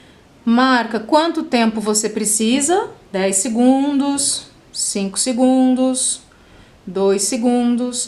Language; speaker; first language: Portuguese; native; Portuguese